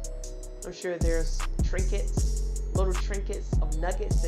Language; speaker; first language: English; native; English